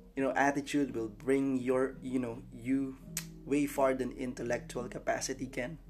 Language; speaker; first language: English; non-native, local second language; Filipino